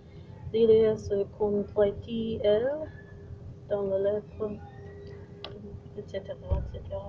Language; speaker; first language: French; non-native, learner; English